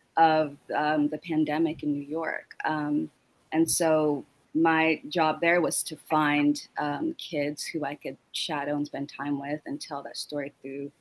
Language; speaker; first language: English; native; English